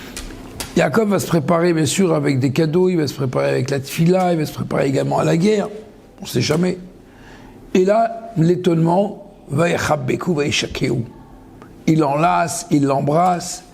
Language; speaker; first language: French; native; French